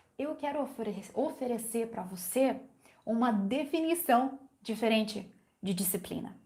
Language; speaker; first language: Portuguese; non-native, fluent; Ukrainian